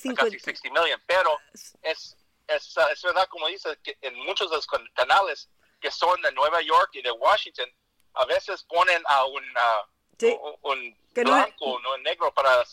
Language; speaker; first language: Spanish; early bilingual, heritage; Spanish